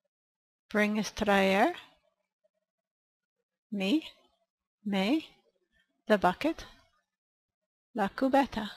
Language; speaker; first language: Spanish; non-native, learner; English